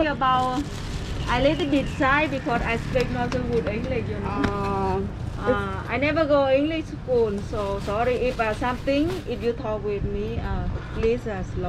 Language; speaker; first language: English; non-native, learner; Vietnamese